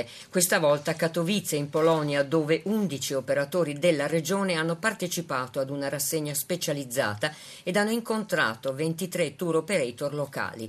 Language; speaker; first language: Italian; native; Italian